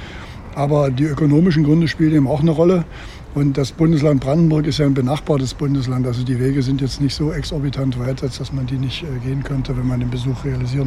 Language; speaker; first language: German; native; German